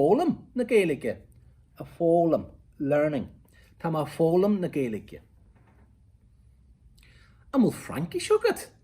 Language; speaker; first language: Irish; non-native, local second language; English